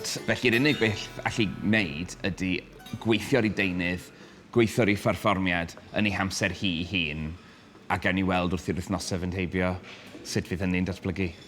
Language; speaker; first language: Welsh; native; Welsh